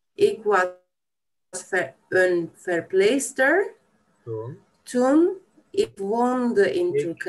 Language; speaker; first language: Dutch; non-native, learner; Turkish